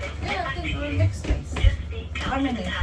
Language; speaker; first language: English; non-native, learner; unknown